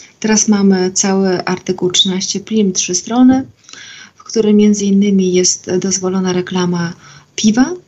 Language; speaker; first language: Polish; native; Polish